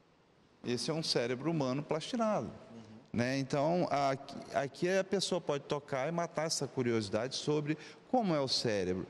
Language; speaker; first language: Portuguese; native; Portuguese